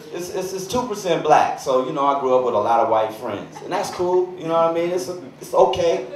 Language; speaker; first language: English; native; English